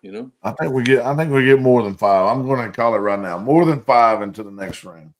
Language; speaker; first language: English; native; English